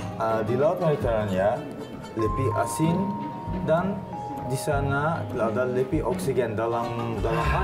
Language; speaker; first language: Indonesian; non-native, fluent; Turkish